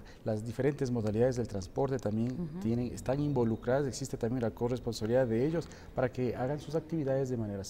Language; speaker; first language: Spanish; native; Spanish